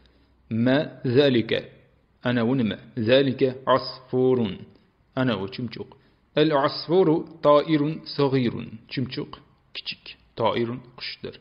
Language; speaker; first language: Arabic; non-native, fluent; Uzbek